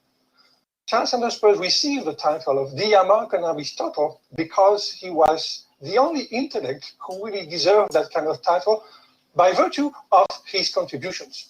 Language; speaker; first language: English; non-native, fluent; French